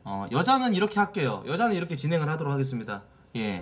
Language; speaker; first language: Korean; native; Korean